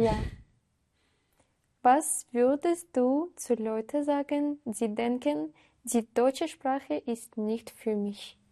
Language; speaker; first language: German; non-native, fluent; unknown